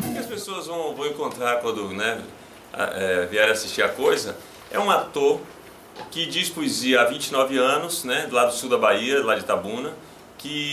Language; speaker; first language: Portuguese; native; Portuguese